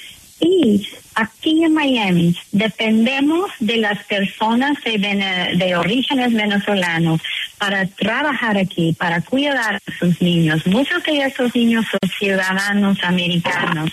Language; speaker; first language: Spanish; non-native, fluent; English